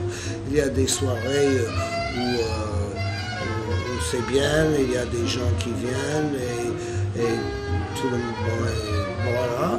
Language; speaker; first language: French; non-native, fluent; English